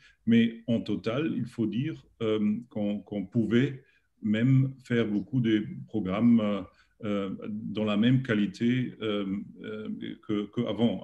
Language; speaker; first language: French; non-native, learner; German